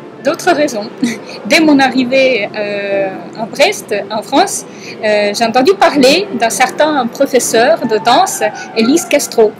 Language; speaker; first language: French; non-native, fluent; Russian